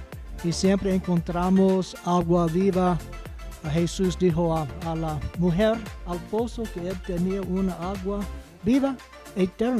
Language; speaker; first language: Spanish; non-native, learner; English